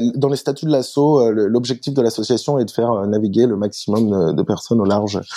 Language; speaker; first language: French; native; French